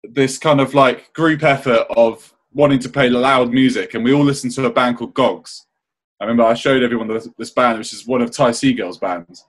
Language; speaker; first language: English; native; English